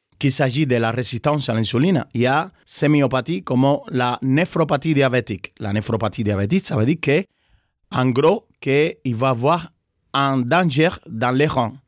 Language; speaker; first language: French; non-native, fluent; Spanish